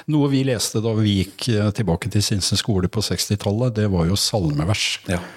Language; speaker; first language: Norwegian; native; Norwegian